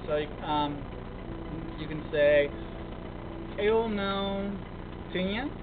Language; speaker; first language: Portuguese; non-native, learner; English